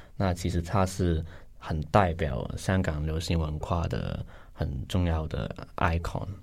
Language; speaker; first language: Chinese; non-native, local second language; Cantonese